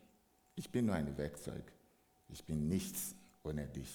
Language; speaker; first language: German; non-native, fluent; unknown